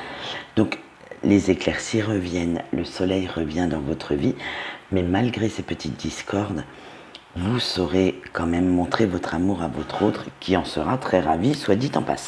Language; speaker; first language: French; native; French